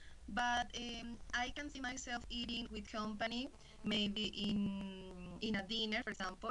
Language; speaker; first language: English; non-native, learner; Spanish